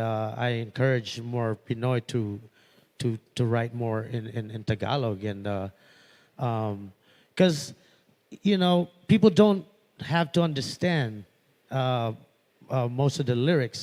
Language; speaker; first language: English; non-native, local second language; Pampanga